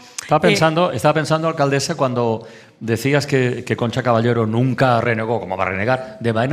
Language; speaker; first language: Spanish; native; Spanish